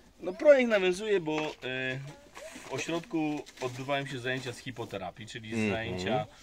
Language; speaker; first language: Polish; native; Polish